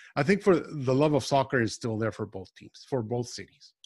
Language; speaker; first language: English; native; English